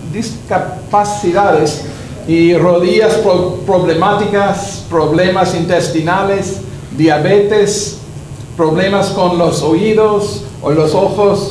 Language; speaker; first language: Spanish; non-native, learner; English